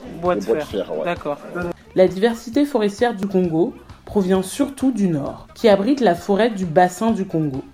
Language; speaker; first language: French; native; French